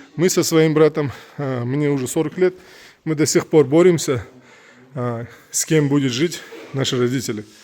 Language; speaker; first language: Russian; non-native, local second language; Uzbek